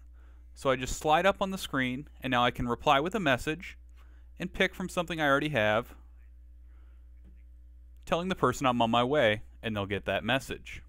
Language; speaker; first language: English; native; English